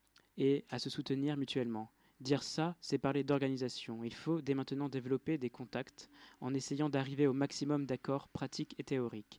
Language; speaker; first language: French; native; French